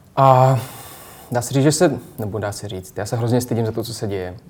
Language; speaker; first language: Czech; non-native, fluent; Russian